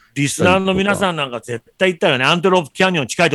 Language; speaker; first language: Japanese; native; Japanese